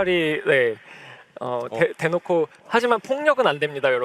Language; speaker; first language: Korean; native; Korean